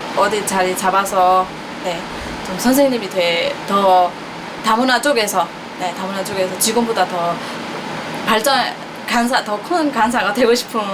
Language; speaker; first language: Korean; non-native, learner; Burmese